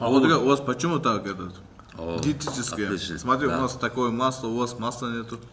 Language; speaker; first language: Russian; non-native, local second language; Uzbek